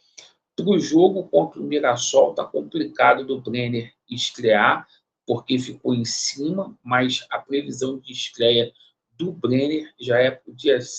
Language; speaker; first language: Portuguese; native; Portuguese